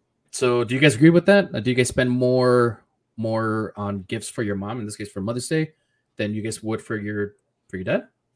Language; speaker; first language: English; early bilingual, other home language; Spanish